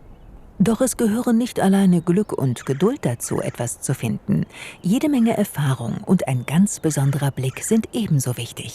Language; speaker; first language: German; native; German